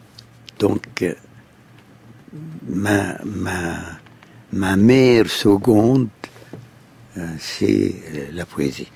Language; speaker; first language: French; non-native, fluent; Arabic